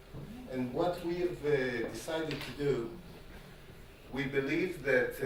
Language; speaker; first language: English; non-native, fluent; Hebrew